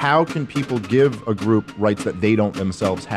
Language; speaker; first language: English; native; English